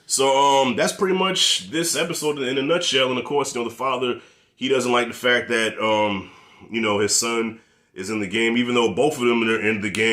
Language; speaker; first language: English; native; English